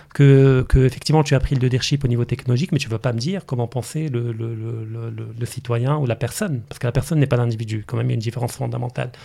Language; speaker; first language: French; non-native, local second language; Arabic